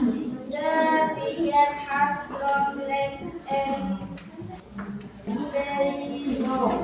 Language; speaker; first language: English; non-native, learner; Indonesian